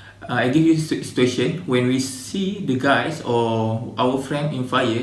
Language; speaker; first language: English; non-native, learner; Malay